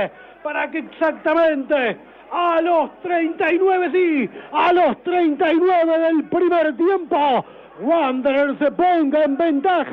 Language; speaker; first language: Spanish; native; Spanish